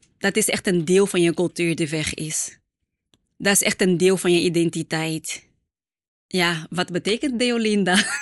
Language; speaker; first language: Dutch; non-native, fluent; Portuguese